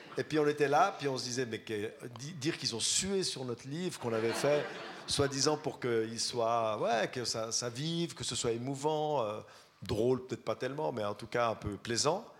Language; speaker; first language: French; native; French